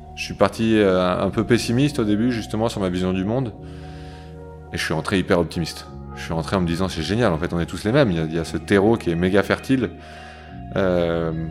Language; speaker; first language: French; native; French